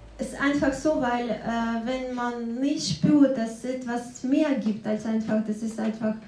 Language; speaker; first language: German; non-native, learner; Russian